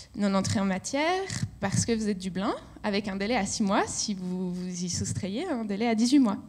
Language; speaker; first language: French; native; French